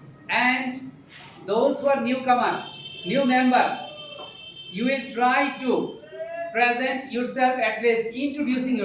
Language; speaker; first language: English; non-native, learner; Bangla